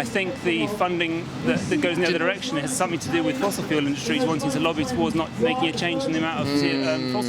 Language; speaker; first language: English; native; English